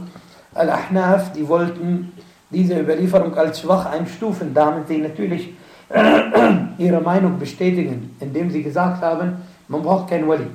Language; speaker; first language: German; non-native, fluent; Arabic